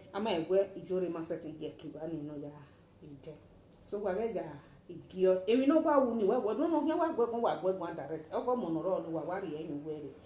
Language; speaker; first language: Nigerian Pidgin; native; Nigerian Pidgin